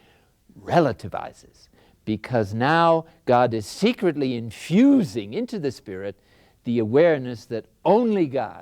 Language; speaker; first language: English; native; English